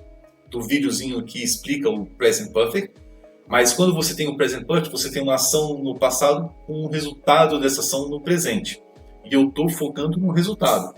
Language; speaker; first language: Portuguese; native; Portuguese